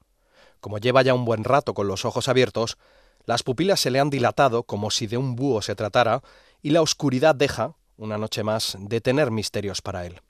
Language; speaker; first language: Spanish; native; Spanish